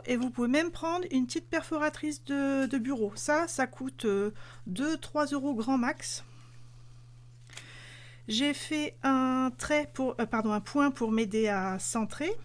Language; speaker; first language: French; native; French